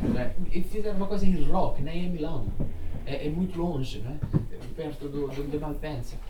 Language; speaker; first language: Portuguese; non-native, fluent; Italian